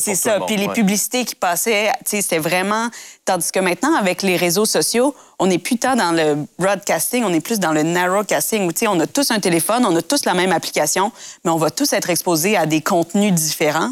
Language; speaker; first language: French; native; French